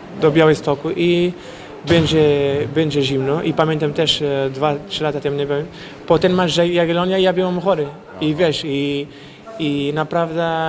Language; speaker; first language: Polish; non-native, fluent; Portuguese